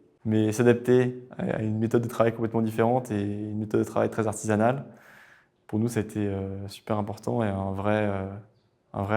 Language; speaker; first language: French; native; French